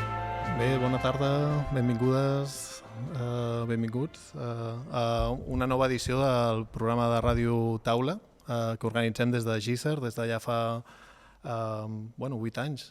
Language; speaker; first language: Catalan; native; Catalan